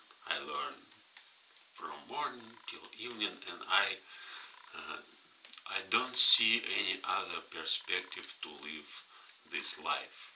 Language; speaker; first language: English; non-native, fluent; Russian